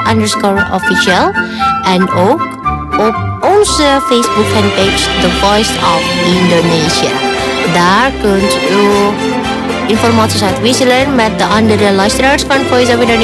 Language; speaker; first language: Dutch; non-native, fluent; Indonesian